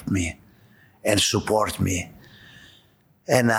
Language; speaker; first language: English; non-native, fluent; Greek